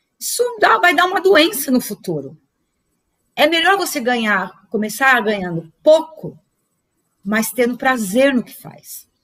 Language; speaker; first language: Portuguese; native; Portuguese